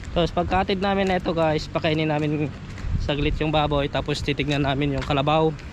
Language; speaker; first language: Filipino; non-native, local second language; Iloko